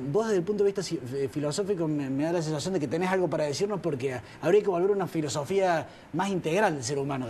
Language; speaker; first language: Spanish; native; Spanish